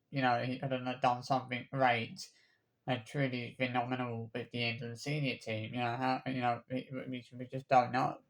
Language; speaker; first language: English; native; English